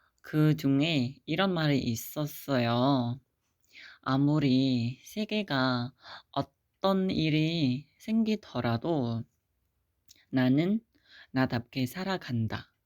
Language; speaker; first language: Korean; non-native, fluent; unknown